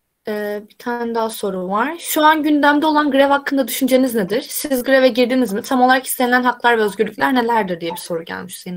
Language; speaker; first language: Turkish; native; Turkish